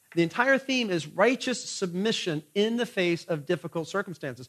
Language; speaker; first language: English; native; English